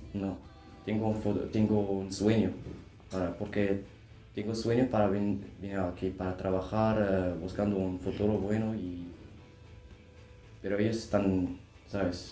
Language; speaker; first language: Spanish; non-native, learner; Arabic